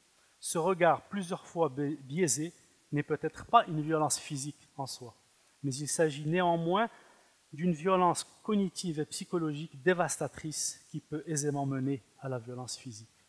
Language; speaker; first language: French; non-native, fluent; Arabic